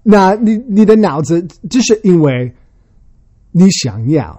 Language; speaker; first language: Chinese; early bilingual, heritage; Chinese